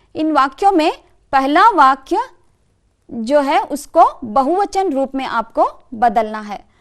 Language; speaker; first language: Hindi; non-native, local second language; Kannada